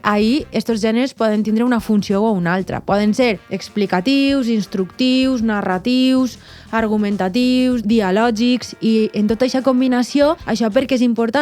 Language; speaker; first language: Catalan; native; Catalan